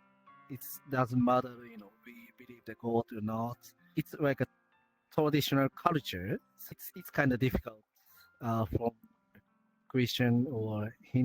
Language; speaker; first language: English; non-native, learner; Japanese